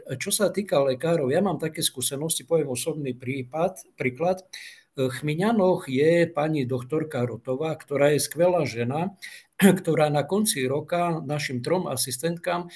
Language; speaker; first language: Slovak; non-native, local second language; Rusyn